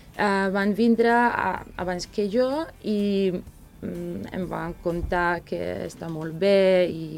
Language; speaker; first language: Catalan; non-native, fluent; Serbian